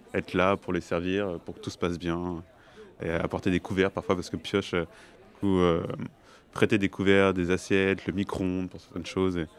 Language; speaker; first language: French; native; French